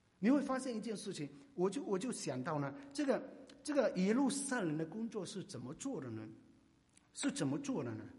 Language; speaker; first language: Chinese; non-native, local second language; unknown